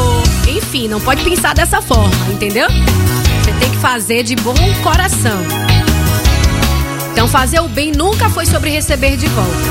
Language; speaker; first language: Portuguese; native; Portuguese